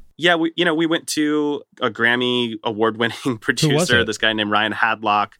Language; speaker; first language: English; native; English